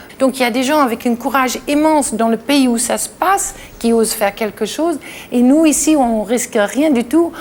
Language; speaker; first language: French; non-native, fluent; English